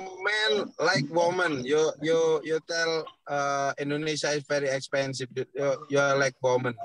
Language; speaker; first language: English; non-native, learner; Indonesian